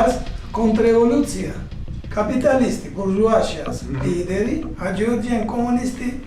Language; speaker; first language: Russian; non-native, local second language; Georgian